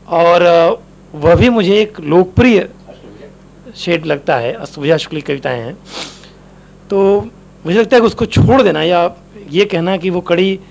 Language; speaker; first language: Hindi; native; Hindi